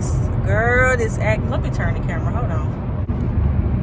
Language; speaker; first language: English; native; English